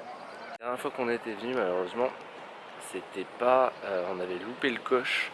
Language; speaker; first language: French; native; French